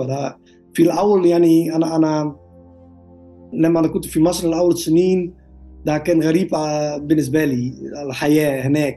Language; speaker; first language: Arabic; non-native, learner; Dutch